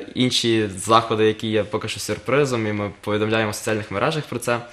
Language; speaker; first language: Ukrainian; native; Ukrainian